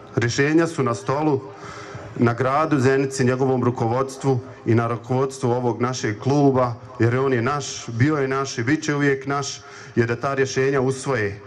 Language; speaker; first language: Croatian; native; Croatian